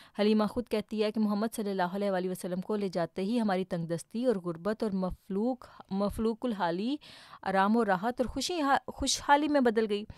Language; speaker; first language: Urdu; native; Urdu